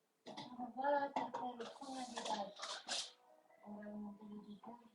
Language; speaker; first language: French; non-native, learner; Chinese